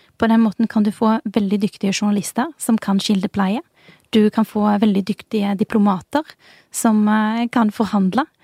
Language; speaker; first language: Norwegian; early bilingual, other home language; Urdu